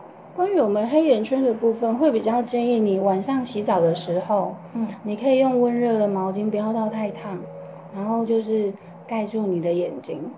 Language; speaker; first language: Chinese; native; Chinese